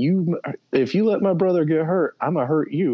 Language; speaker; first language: English; native; English